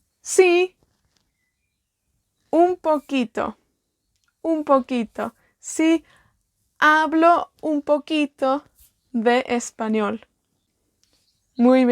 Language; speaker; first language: Spanish; non-native, fluent; Welsh